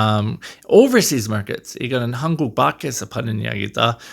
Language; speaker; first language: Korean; non-native, learner; English